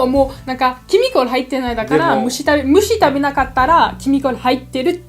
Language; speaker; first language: Japanese; non-native, learner; French